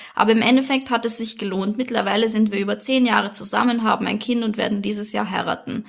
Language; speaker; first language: German; native; German